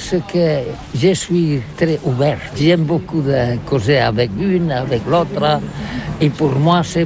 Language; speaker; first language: French; non-native, learner; Catalan